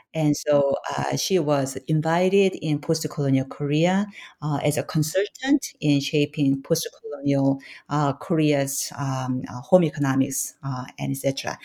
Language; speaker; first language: English; non-native, fluent; Korean